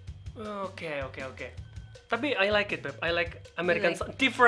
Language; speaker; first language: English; non-native, learner; Indonesian